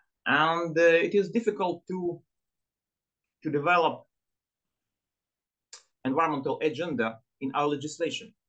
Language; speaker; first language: English; non-native, learner; Ukrainian